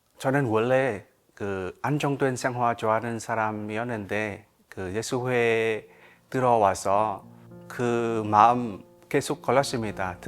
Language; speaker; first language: Korean; non-native, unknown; Vietnamese